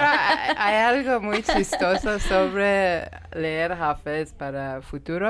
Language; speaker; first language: Spanish; non-native, fluent; Persian